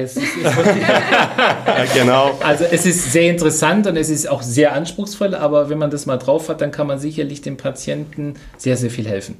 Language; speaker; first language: German; native; German